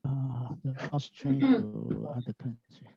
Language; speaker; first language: English; non-native, learner; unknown